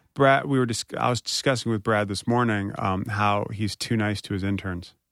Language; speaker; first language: English; native; English